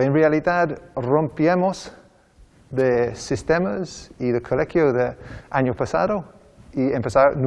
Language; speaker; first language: Spanish; non-native, learner; English